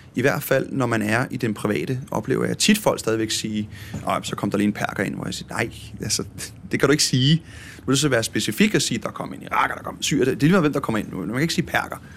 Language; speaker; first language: Danish; native; Danish